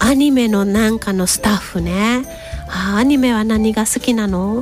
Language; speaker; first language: Japanese; native; Japanese